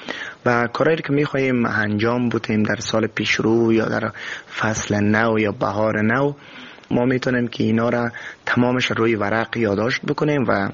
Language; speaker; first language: Persian; native; Persian